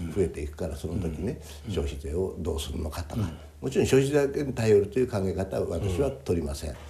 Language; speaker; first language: Japanese; native; Japanese